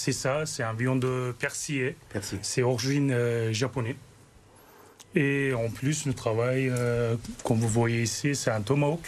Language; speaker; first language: French; non-native, learner; Turkish